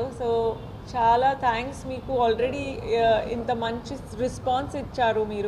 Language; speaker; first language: Telugu; non-native, fluent; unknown